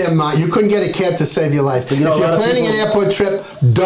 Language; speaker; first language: English; native; English